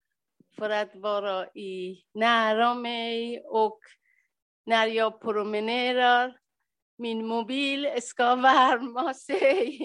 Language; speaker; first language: Swedish; non-native, learner; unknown